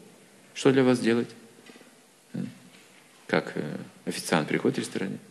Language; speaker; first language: Russian; native; Russian